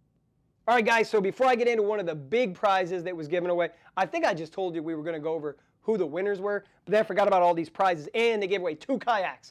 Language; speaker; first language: English; native; English